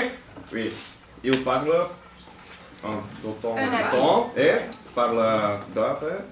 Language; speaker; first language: French; non-native, learner; Dutch